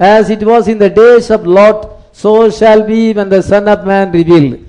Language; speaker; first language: English; non-native, local second language; Tamil